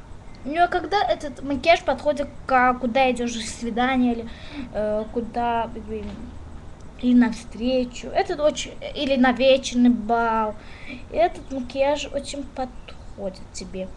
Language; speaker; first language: Russian; non-native, learner; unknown